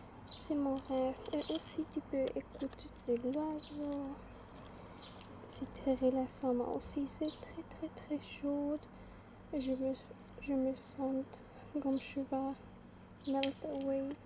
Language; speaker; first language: French; non-native, learner; German